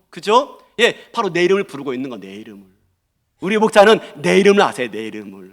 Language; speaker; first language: Korean; native; Korean